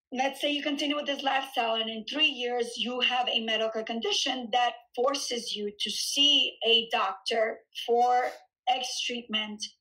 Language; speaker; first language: English; early bilingual, other home language; Spanish